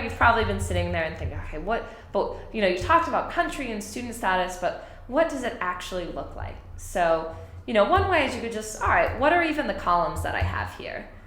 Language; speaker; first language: English; native; English